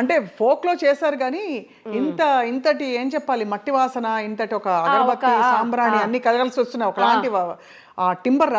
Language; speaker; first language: Telugu; native; Telugu